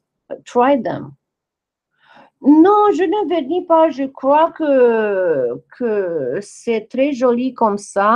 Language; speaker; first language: French; non-native, fluent; English